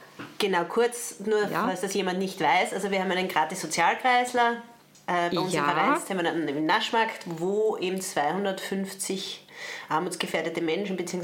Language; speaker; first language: German; native; German